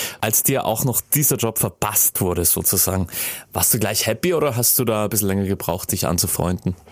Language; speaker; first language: German; native; German